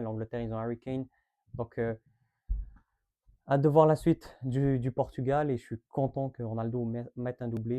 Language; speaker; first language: French; native; French